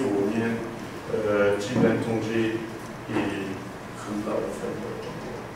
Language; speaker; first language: Chinese; non-native, learner; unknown